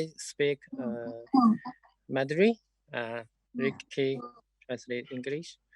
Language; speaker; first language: English; non-native, learner; Chinese